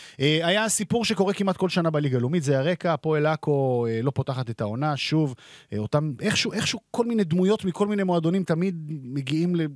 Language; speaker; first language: Hebrew; native; Hebrew